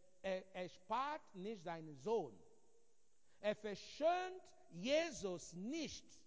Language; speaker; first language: German; non-native, fluent; Igbo